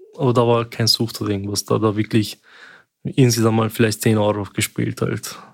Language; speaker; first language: German; early bilingual, other home language; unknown